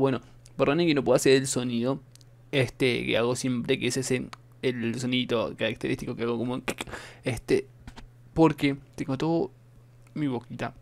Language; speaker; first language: Spanish; native; Spanish